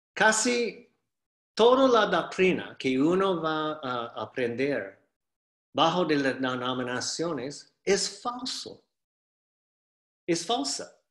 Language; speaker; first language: Spanish; non-native, fluent; English